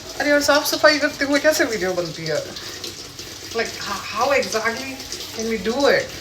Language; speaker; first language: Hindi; native; Hindi